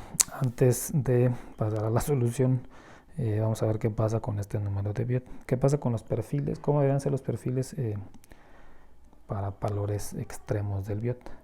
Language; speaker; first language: Spanish; native; Spanish